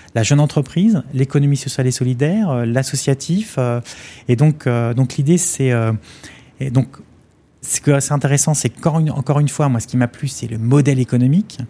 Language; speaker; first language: French; native; French